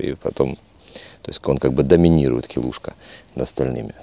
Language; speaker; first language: Russian; native; Russian